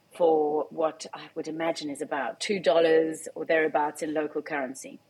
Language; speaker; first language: English; native; English